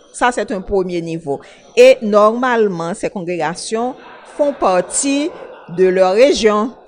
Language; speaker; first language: French; non-native, local second language; Haitian Creole